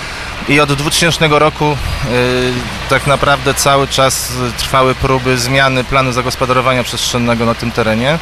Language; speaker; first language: Polish; native; Polish